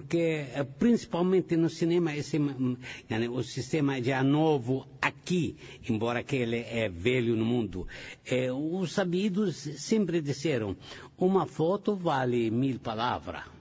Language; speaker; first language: Portuguese; non-native, fluent; Arabic